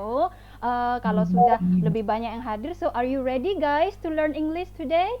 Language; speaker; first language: English; non-native, fluent; Indonesian